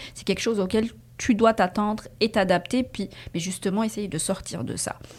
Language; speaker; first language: French; non-native, local second language; Arabic